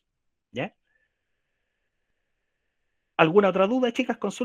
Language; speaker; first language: Spanish; native; Spanish